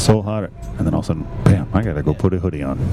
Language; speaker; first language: English; native; English